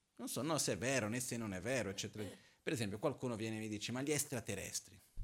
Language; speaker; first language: Italian; non-native, fluent; Portuguese